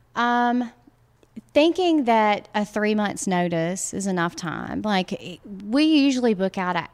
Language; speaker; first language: English; native; English